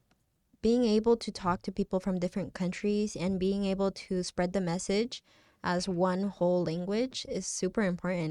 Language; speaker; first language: English; non-native, fluent; Spanish